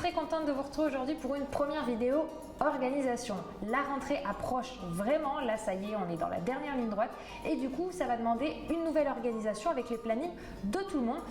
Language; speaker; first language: French; native; French